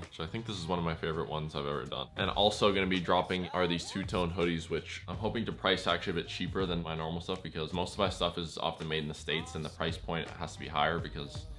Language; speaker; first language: English; native; English